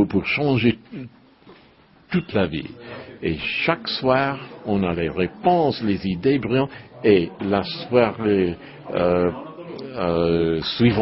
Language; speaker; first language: French; non-native, learner; English